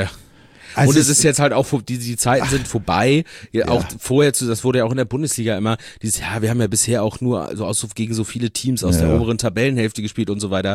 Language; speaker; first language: German; native; German